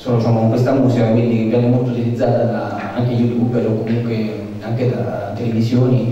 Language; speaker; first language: Italian; non-native, fluent; Spanish